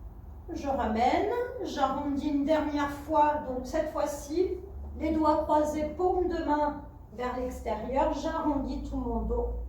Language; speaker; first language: French; native; French